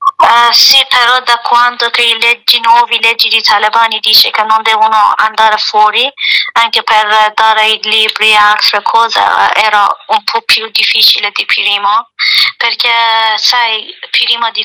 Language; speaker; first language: Italian; non-native, learner; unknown